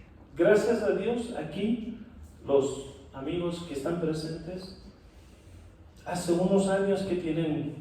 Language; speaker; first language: Spanish; non-native, fluent; Persian